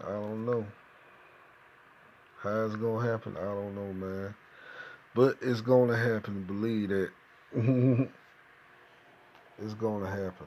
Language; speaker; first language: English; native; English